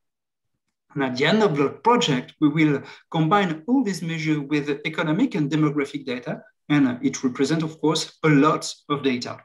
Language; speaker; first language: English; non-native, fluent; French